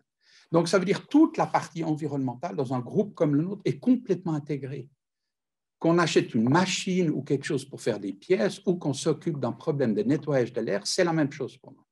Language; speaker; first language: French; native; French